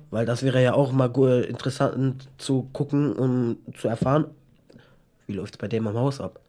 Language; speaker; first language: German; native; German